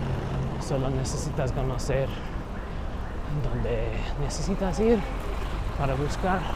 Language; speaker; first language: Spanish; non-native, learner; English